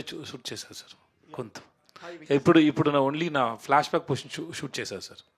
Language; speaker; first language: Telugu; non-native, learner; Tamil